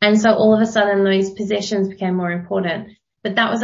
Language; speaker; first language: English; native; English